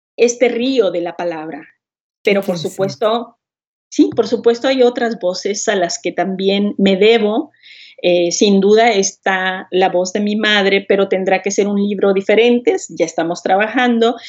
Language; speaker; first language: Spanish; native; Spanish